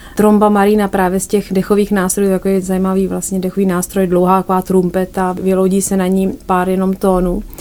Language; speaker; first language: Czech; native; Czech